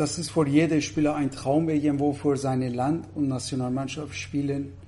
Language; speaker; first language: German; non-native, learner; Persian